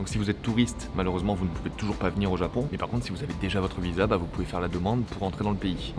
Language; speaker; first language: French; native; French